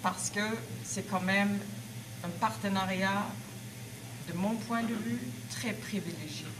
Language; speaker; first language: French; non-native, fluent; Swedish